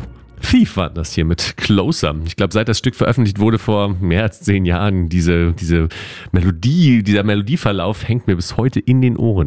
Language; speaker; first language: German; native; German